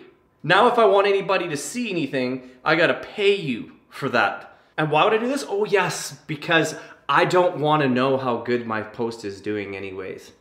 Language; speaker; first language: English; native; English